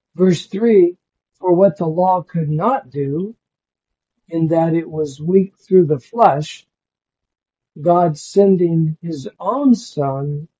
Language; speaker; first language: English; native; English